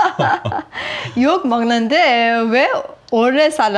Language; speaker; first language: Korean; non-native, learner; Persian